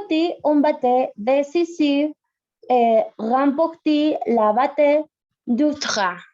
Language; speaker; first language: French; non-native, learner; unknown